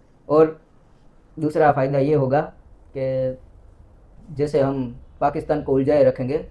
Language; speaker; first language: Hindi; non-native, local second language; Gujarati